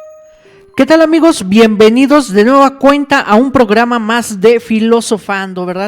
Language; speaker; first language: Spanish; native; Spanish